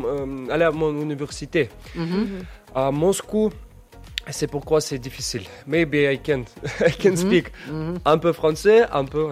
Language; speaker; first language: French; non-native, learner; Russian